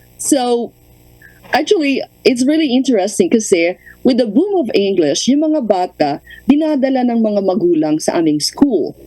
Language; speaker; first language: Filipino; non-native, local second language; Iloko